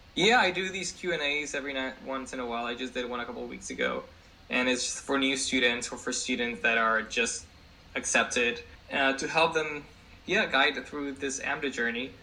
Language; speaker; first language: English; non-native, fluent; Spanish